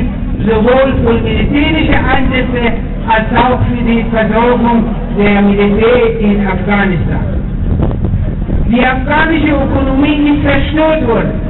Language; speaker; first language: German; non-native, fluent; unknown